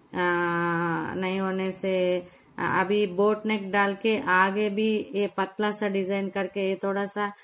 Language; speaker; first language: Hindi; non-native, local second language; Telugu